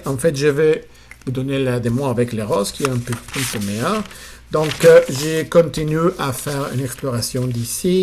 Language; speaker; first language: French; non-native, fluent; Spanish